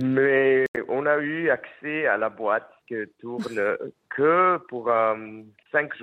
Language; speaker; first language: French; non-native, fluent; Spanish